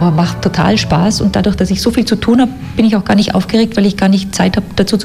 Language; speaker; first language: German; native; German